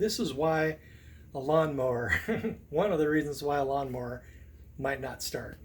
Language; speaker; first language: English; native; English